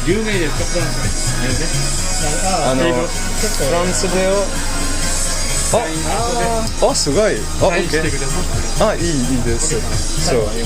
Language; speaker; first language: Japanese; non-native, fluent; French